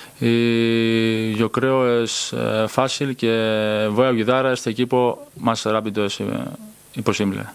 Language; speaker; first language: Spanish; non-native, learner; Greek